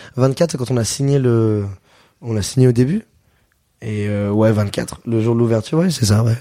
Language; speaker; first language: French; native; French